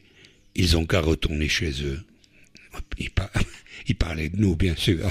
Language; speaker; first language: French; native; French